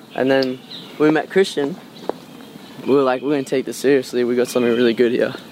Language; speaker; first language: English; native; English